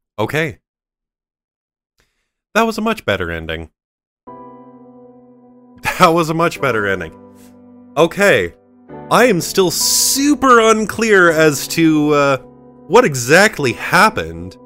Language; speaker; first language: English; native; English